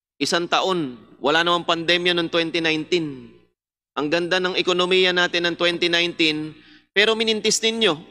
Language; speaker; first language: Filipino; native; Filipino